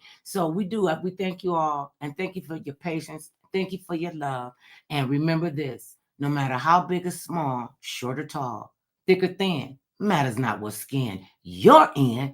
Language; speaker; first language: English; native; English